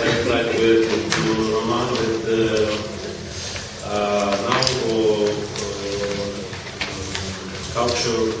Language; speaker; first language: English; non-native, learner; Russian